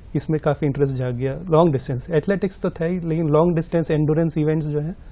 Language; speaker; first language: Hindi; native; Hindi